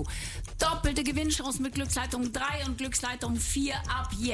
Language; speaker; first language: German; native; German